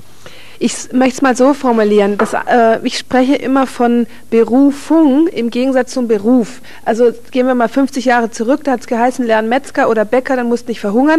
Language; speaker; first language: German; native; German